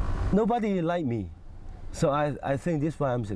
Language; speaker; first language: English; non-native, fluent; Cantonese